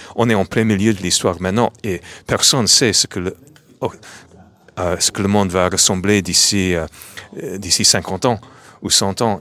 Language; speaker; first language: French; non-native, fluent; English